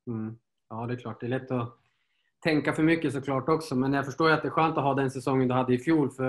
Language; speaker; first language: Swedish; native; Swedish